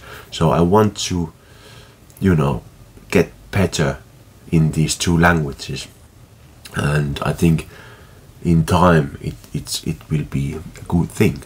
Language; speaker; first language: English; non-native, fluent; Finnish